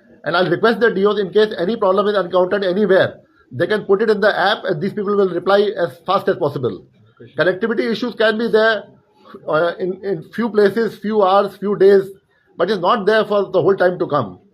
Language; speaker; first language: English; non-native, local second language; Hindi